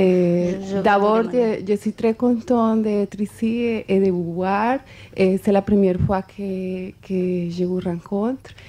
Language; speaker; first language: French; non-native, fluent; Spanish